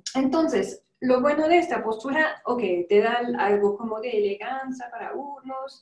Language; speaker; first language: Spanish; non-native, fluent; French